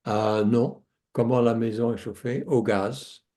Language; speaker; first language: French; non-native, fluent; English